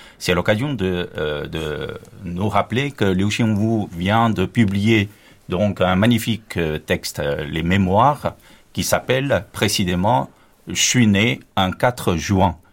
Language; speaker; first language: French; non-native, fluent; Chinese